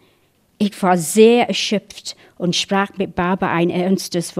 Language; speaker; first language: German; non-native, fluent; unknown